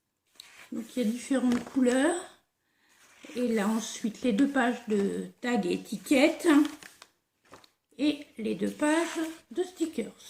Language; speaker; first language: French; native; French